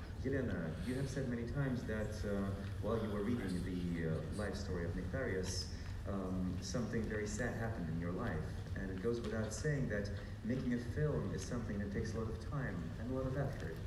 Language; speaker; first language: English; non-native, fluent; Russian